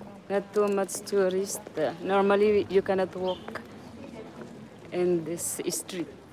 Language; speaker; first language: English; non-native, local second language; Filipino